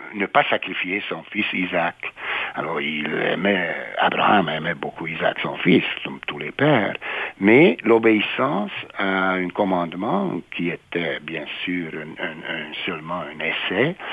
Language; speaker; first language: French; non-native, fluent; Hungarian